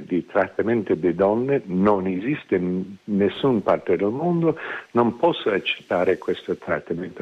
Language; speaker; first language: Italian; non-native, fluent; English